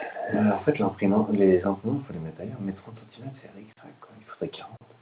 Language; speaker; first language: French; native; French